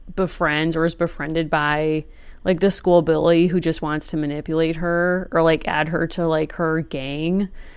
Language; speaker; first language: English; native; English